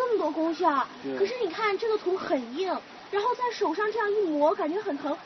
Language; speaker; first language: Chinese; native; Chinese